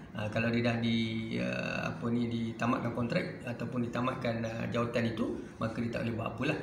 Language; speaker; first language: Malay; native; Malay